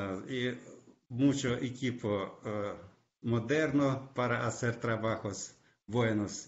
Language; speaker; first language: Spanish; non-native, fluent; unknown